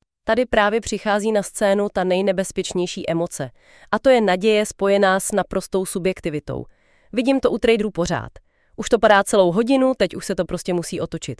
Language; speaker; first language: Czech; native; Czech